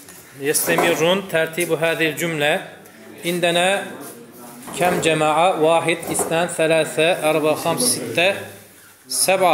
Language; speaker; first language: Arabic; non-native, fluent; Turkish